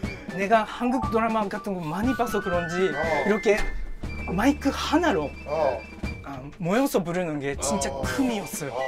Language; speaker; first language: Korean; non-native, fluent; Japanese